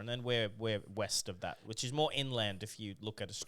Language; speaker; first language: English; native; English